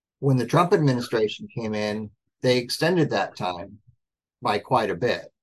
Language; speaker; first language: English; native; English